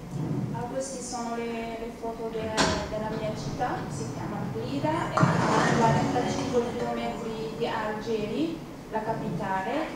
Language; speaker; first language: Italian; non-native, fluent; Arabic